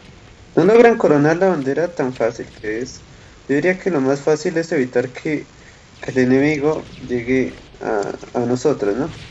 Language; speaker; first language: Spanish; native; Spanish